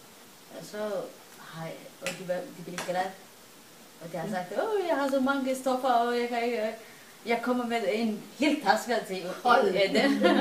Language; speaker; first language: Danish; non-native, learner; Somali